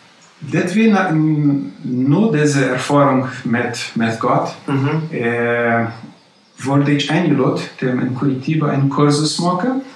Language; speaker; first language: German; non-native, learner; Plautdietsch